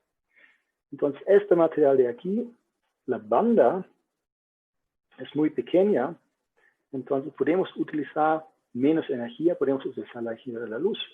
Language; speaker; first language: Spanish; non-native, learner; German